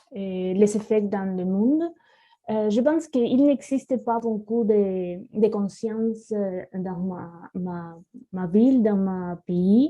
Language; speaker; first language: French; non-native, learner; Spanish